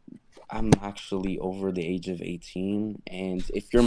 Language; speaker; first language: English; native; English